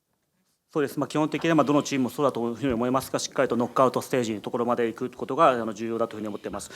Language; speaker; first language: Japanese; native; Japanese